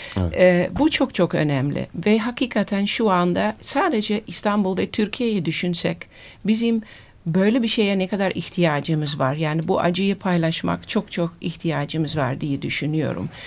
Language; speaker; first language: Turkish; non-native, fluent; Dutch